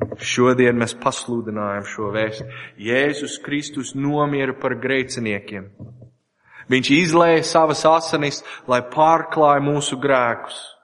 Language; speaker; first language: Latvian; non-native, learner; English